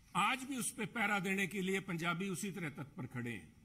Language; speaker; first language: Hindi; native; Hindi